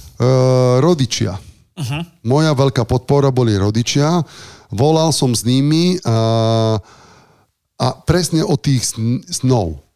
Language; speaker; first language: Slovak; non-native, fluent; Italian